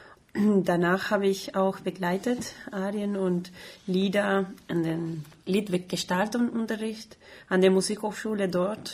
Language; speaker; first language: German; non-native, fluent; Spanish